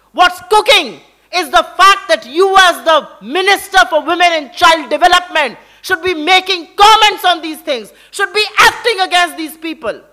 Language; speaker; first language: Hindi; native; Hindi